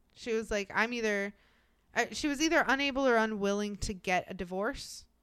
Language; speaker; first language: English; native; English